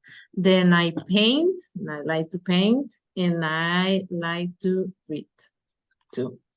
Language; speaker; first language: English; non-native, learner; Spanish